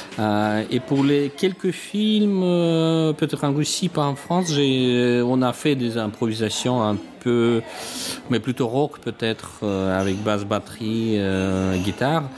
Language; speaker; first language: French; non-native, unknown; Russian